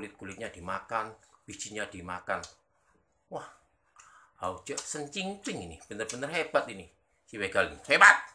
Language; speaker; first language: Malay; non-native, local second language; Javanese